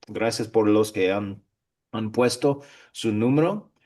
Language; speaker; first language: Spanish; non-native, fluent; English